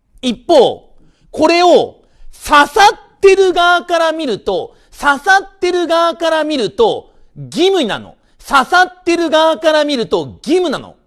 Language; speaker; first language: Japanese; native; Japanese